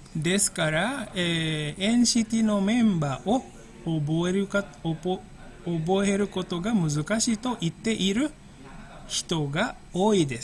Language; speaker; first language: Japanese; non-native, fluent; Indonesian